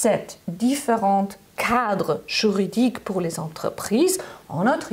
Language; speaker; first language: French; non-native, fluent; German